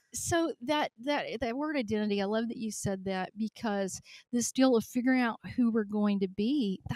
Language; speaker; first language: English; native; English